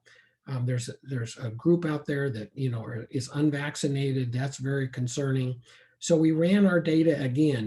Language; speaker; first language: English; native; English